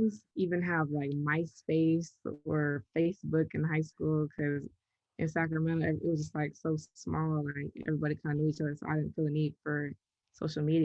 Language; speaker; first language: English; native; English